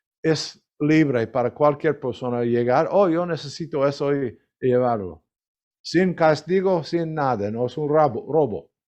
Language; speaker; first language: Spanish; non-native, learner; English